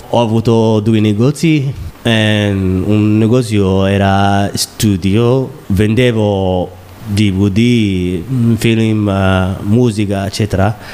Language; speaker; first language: Italian; non-native, learner; Somali